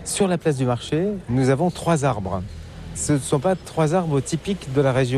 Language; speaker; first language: French; native; French